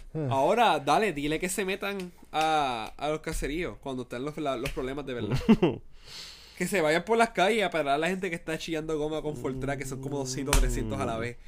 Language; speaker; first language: Spanish; early bilingual, heritage; Spanish